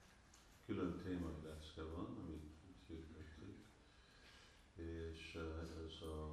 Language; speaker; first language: Hungarian; early bilingual, heritage; Hungarian